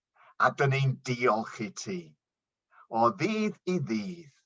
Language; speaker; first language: Welsh; non-native, local second language; English